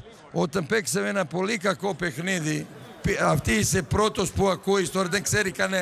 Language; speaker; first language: Greek; non-native, fluent; Serbian